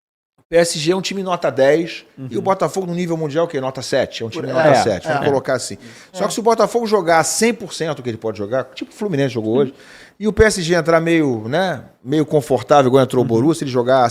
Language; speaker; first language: Portuguese; native; Portuguese